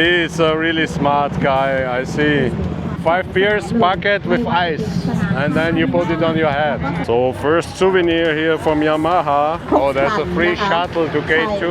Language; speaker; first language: English; non-native, fluent; German